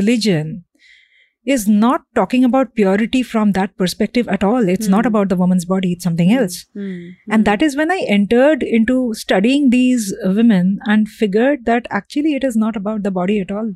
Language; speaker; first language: English; non-native, local second language; Bangla